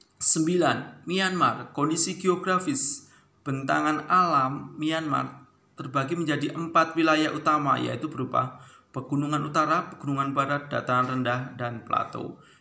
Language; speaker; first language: Indonesian; native; Indonesian